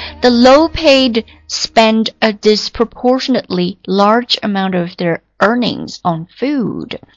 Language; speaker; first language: English; non-native, fluent; Chinese